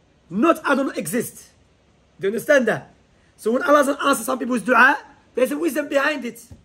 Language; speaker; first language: English; non-native, fluent; Arabic